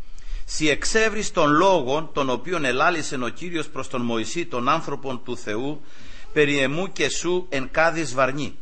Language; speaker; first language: Greek; native; Greek